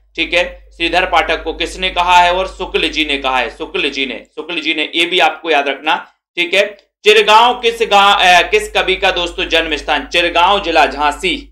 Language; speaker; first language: Hindi; native; Hindi